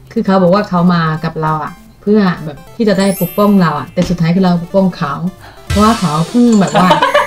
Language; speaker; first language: Thai; non-native, fluent; Chinese